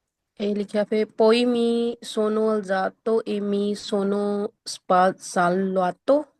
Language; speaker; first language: Italian; non-native, learner; Punjabi